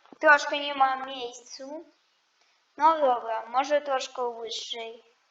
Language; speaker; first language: Polish; non-native, learner; Ukrainian